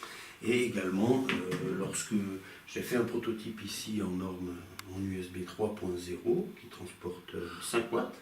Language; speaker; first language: French; native; French